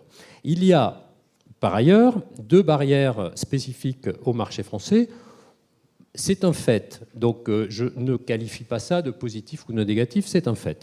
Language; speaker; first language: French; native; French